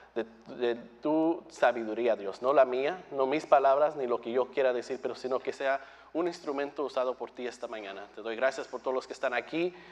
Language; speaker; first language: Spanish; early bilingual, heritage; Spanish